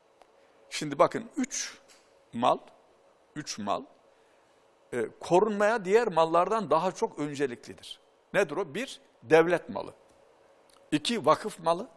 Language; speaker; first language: Turkish; native; Turkish